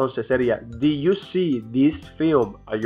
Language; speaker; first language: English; non-native, fluent; Spanish